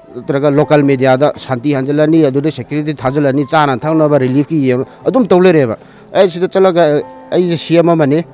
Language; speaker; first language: Manipuri; native; Manipuri